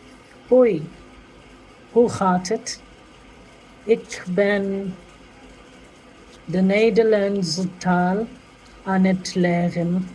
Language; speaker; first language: Dutch; non-native, learner; English